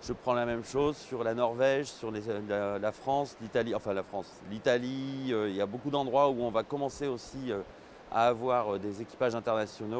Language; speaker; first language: French; native; French